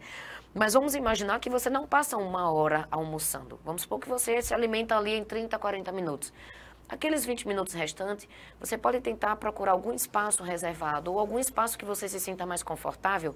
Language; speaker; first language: Portuguese; native; Portuguese